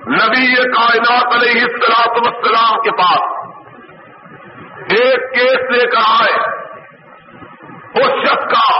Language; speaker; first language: Urdu; non-native, local second language; Punjabi